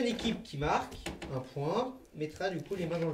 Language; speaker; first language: French; native; French